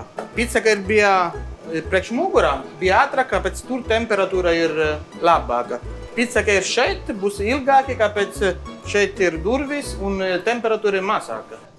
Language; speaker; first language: Latvian; non-native, learner; Italian